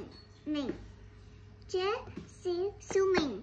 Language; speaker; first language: Chinese; non-native, local second language; Cantonese